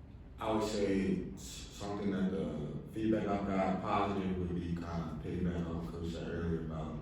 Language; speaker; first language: English; native; English